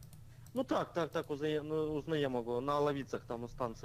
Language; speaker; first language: Polish; non-native, learner; Russian